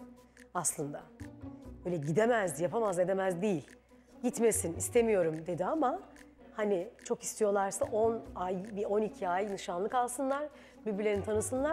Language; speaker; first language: Turkish; native; Turkish